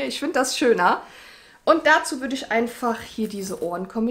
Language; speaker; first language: German; native; German